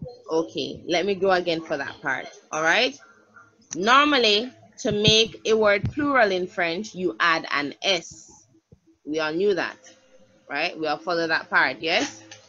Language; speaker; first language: English; native; English